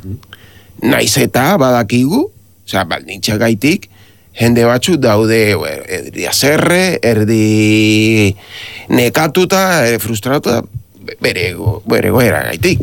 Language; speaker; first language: Basque; non-native, learner; Spanish